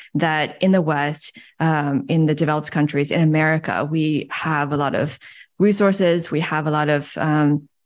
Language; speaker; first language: English; early bilingual, other home language; Chinese